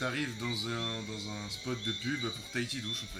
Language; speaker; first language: French; native; French